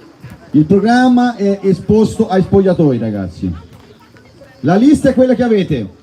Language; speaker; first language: Italian; native; Italian